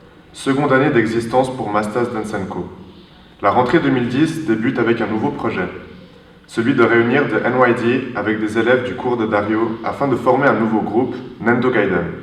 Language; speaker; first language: French; native; French